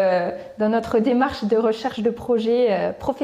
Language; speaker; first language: French; native; French